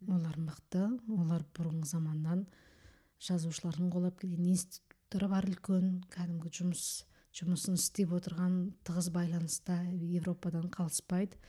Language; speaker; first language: Kazakh; early bilingual, heritage; Kazakh